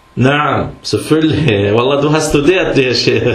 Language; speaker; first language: Danish; early bilingual, other home language; Arabic